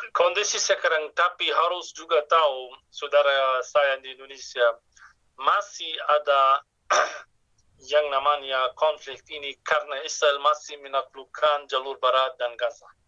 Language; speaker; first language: Indonesian; non-native, fluent; Arabic